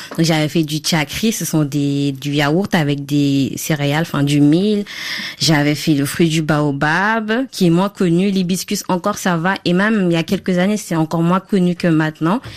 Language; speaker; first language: French; non-native, local second language; Wolof